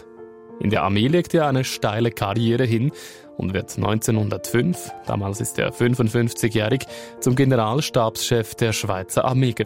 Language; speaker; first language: German; native; German